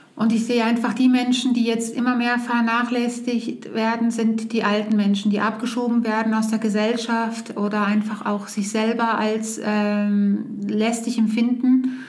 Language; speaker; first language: German; native; German